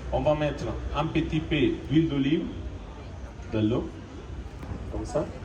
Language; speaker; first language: French; non-native, learner; Italian